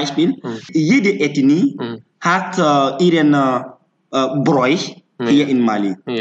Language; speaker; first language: German; non-native, learner; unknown